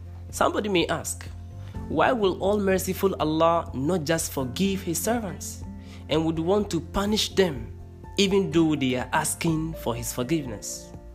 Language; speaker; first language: English; non-native, local second language; Akan